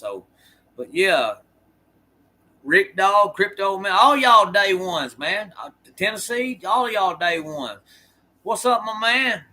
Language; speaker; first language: English; native; English